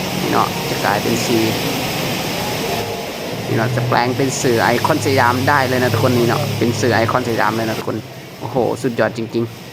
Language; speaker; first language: Thai; non-native, local second language; Lao